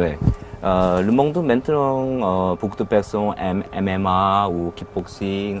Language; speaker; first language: French; non-native, learner; Korean